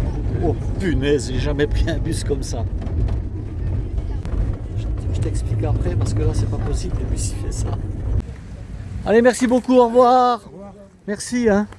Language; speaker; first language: French; native; French